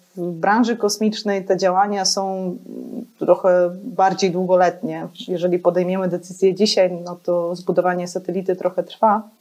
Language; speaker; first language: Polish; early bilingual, other home language; Russian